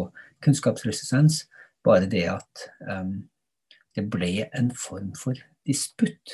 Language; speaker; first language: Norwegian; native; Norwegian